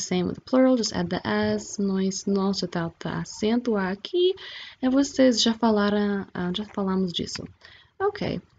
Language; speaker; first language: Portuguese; non-native, fluent; English